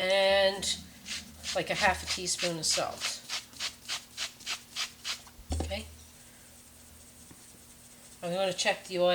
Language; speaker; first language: English; native; English